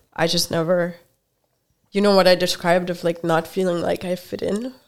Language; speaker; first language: English; non-native, fluent; Hungarian